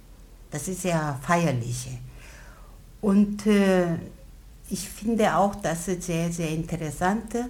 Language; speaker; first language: German; non-native, learner; Korean